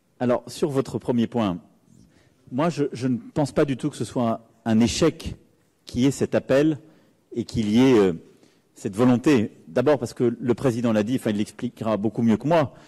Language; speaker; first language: French; native; French